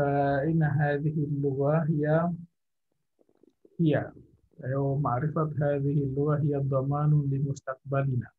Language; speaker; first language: Arabic; non-native, fluent; Indonesian